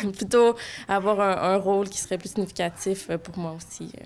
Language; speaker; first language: French; native; French